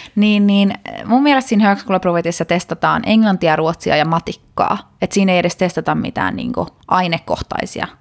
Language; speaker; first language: Finnish; native; Finnish